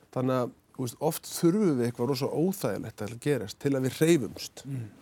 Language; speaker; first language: Icelandic; native; Icelandic